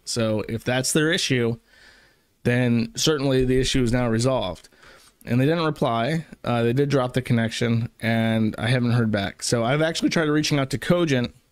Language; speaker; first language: English; native; English